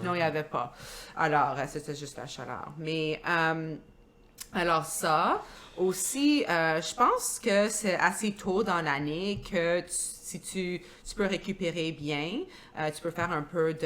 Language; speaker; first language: French; non-native, local second language; English